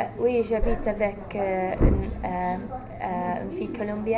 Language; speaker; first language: French; non-native, fluent; English